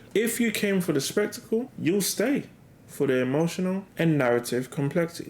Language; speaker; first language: English; native; English